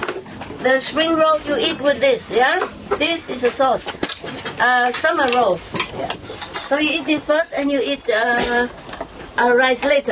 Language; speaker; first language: English; non-native, fluent; Vietnamese